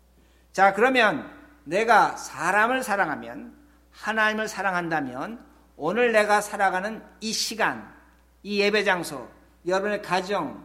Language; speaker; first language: Korean; native; Korean